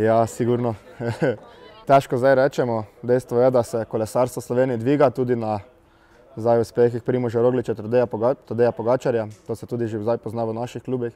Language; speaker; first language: Slovenian; native; Slovenian